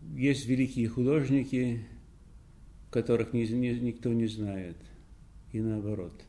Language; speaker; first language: Russian; non-native, fluent; English